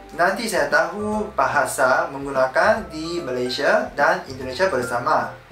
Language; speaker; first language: Malay; non-native, learner; Korean